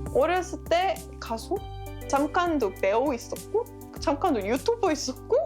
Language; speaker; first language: Korean; non-native, learner; Estonian